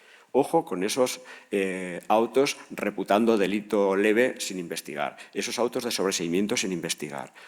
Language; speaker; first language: Spanish; native; Spanish